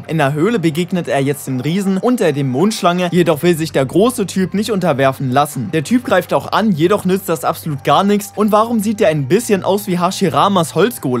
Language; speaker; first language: German; native; German